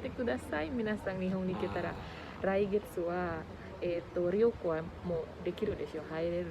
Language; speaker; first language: Japanese; non-native, learner; Indonesian